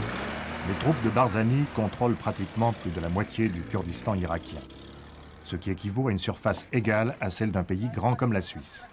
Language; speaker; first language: French; native; French